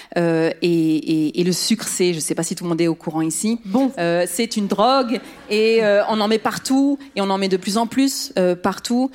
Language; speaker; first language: French; early bilingual, other home language; Riffian